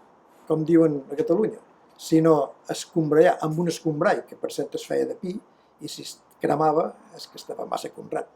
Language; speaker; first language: Catalan; native; Catalan